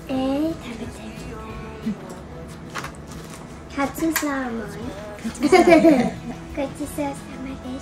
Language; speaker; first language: Japanese; early bilingual, heritage; Japanese